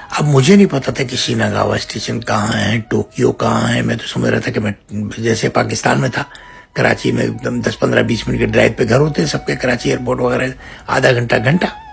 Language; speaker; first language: Urdu; native; Urdu